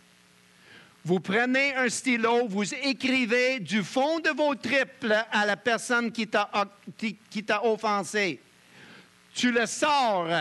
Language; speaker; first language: French; native; French